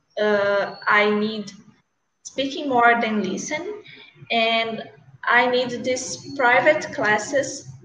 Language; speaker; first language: English; non-native, learner; Portuguese